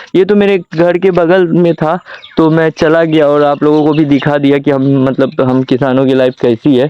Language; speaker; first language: Hindi; native; Hindi